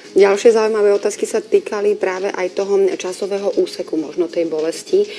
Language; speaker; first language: Slovak; native; Slovak